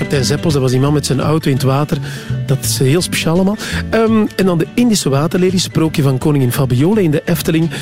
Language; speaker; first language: Dutch; native; Dutch